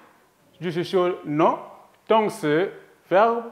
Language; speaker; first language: Chinese; non-native, fluent; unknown